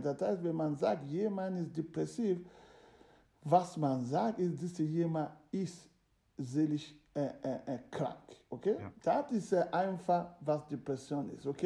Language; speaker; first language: German; non-native, fluent; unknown